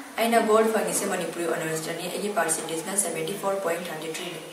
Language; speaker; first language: Manipuri; native; Manipuri